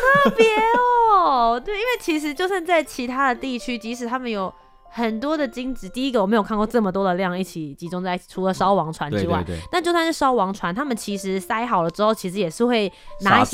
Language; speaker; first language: Chinese; native; Chinese